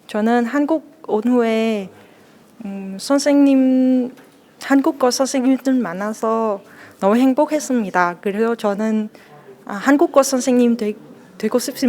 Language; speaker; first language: Korean; non-native, learner; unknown